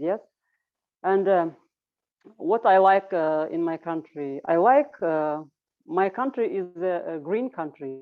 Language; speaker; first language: English; non-native, learner; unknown